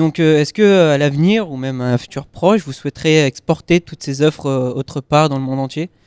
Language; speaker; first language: French; native; French